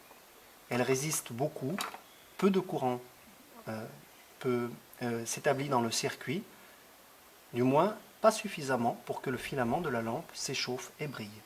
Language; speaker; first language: French; native; French